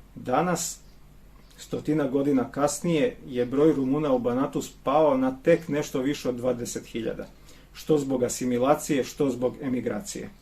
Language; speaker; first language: Bosnian; non-native, local second language; Romanian